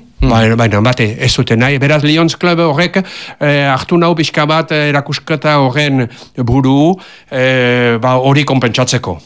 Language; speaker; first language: Basque; native; Basque